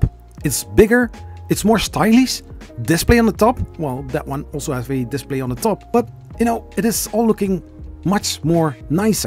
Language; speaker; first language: English; non-native, fluent; Dutch